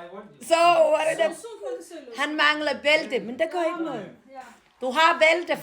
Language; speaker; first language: Danish; early bilingual, heritage; Somali